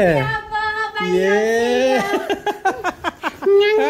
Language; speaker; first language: Korean; non-native, learner; Vietnamese